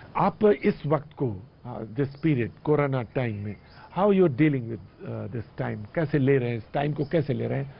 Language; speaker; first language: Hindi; native; Hindi